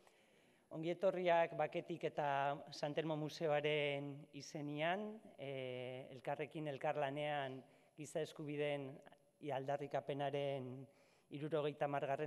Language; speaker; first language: Basque; native; Basque